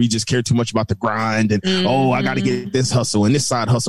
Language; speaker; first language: English; native; English